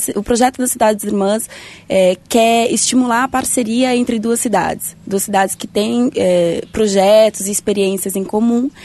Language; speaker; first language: Portuguese; native; Portuguese